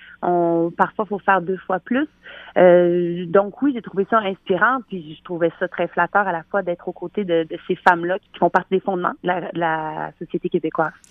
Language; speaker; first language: French; native; French